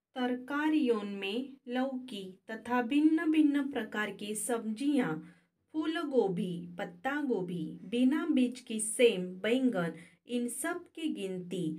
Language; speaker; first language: Hindi; non-native, local second language; Marathi